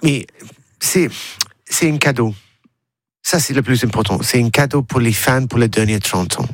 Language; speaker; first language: French; non-native, learner; English